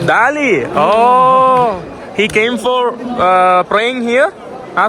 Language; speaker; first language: English; non-native, local second language; Malayalam